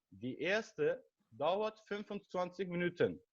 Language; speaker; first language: German; non-native, fluent; Turkish